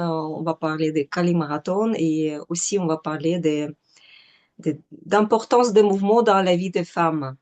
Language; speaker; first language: French; non-native, fluent; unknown